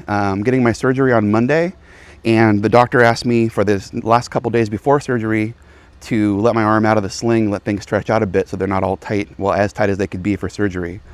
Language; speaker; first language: English; native; English